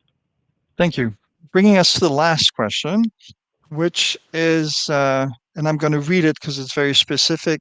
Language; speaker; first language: English; non-native, fluent; German